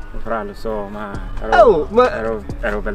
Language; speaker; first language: Italian; non-native, learner; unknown